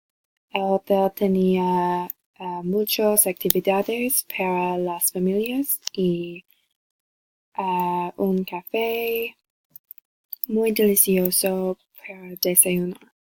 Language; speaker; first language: Spanish; non-native, learner; English